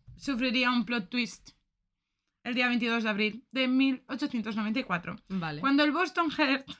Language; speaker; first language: Spanish; native; Spanish